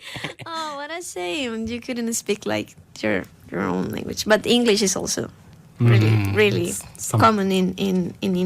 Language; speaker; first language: English; non-native, fluent; Spanish